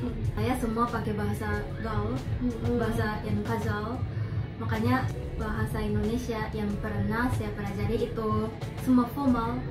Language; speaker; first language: Indonesian; non-native, fluent; Japanese